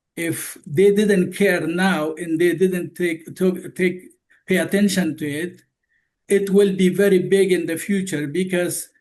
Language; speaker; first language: English; non-native, fluent; Persian